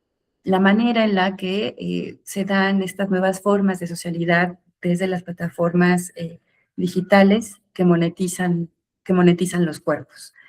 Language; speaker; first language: Spanish; native; Spanish